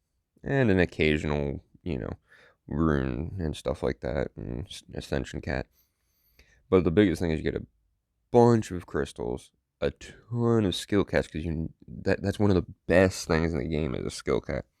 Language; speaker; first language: English; native; English